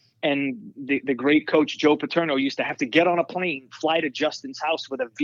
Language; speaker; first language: English; native; English